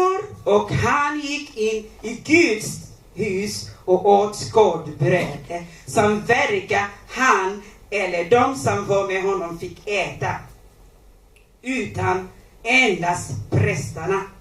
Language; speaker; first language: Swedish; non-native, learner; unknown